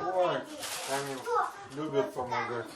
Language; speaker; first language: Russian; native; Russian